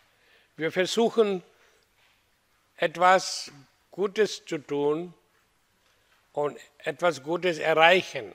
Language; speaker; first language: German; non-native, learner; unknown